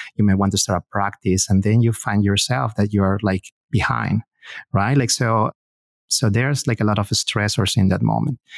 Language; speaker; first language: English; non-native, fluent; Spanish